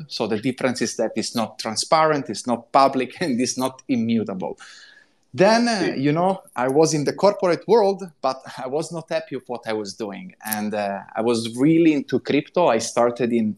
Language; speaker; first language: English; non-native, fluent; Italian